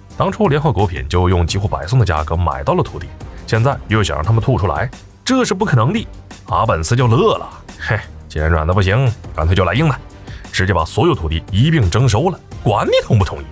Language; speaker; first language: Chinese; native; Chinese